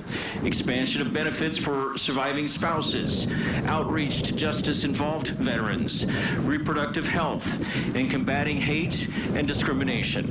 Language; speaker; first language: English; native; English